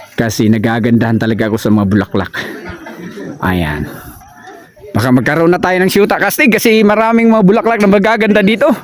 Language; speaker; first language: Filipino; non-native, local second language; Cebuano